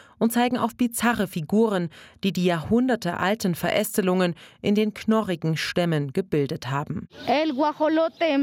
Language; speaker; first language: German; native; German